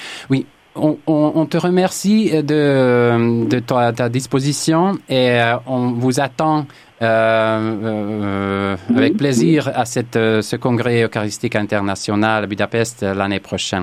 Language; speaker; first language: French; non-native, fluent; Hungarian